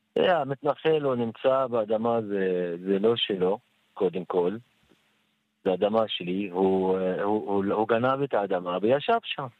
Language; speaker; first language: Hebrew; non-native, fluent; Arabic